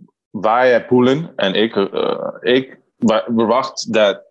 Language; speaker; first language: Dutch; non-native, learner; Spanish